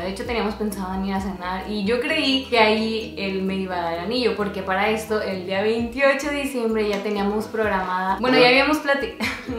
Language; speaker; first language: Spanish; native; Spanish